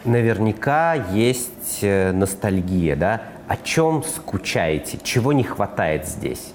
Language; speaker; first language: Russian; native; Russian